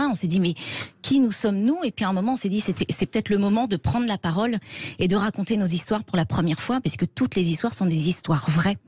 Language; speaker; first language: French; native; French